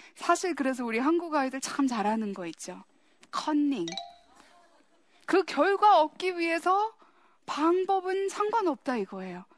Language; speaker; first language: Korean; early bilingual, heritage; Korean